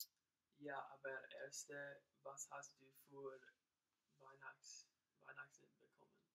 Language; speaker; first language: German; non-native, learner; English